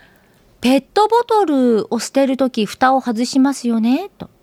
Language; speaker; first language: Japanese; native; Japanese